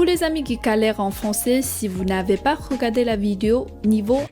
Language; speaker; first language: French; non-native, fluent; Chinese